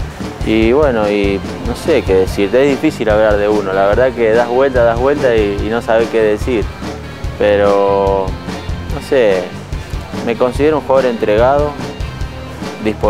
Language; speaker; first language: Spanish; native; Spanish